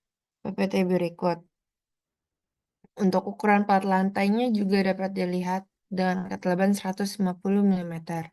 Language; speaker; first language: Indonesian; native; Indonesian